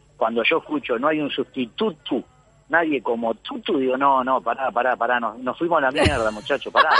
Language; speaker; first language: Spanish; native; Spanish